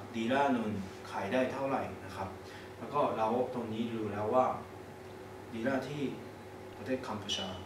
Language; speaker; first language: Thai; non-native, fluent; Japanese